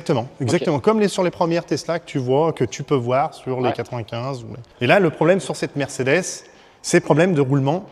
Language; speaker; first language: French; native; French